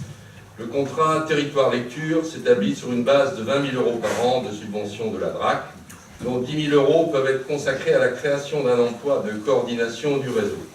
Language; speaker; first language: French; native; French